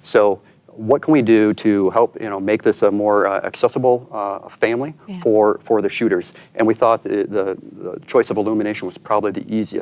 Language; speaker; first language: English; native; English